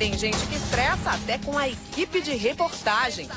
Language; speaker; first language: Portuguese; native; Portuguese